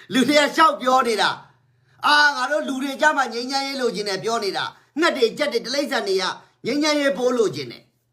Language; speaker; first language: Burmese; native; Burmese